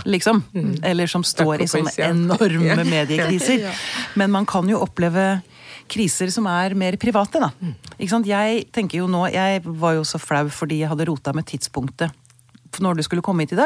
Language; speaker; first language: Norwegian; native; Norwegian